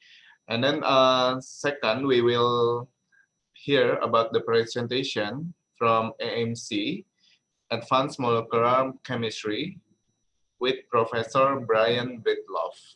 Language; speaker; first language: English; non-native, learner; Indonesian